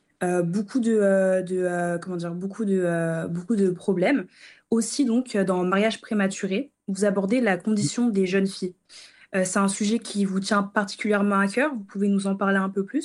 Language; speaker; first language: French; early bilingual, other home language; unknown